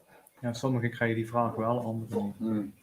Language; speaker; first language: Dutch; native; Dutch